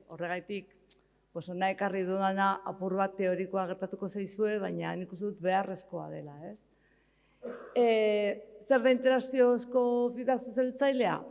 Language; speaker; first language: Basque; native; Basque